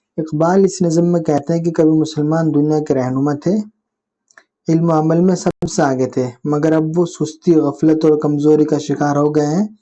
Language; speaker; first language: Urdu; native; Urdu